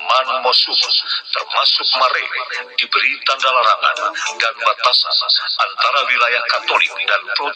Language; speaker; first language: Indonesian; native; Indonesian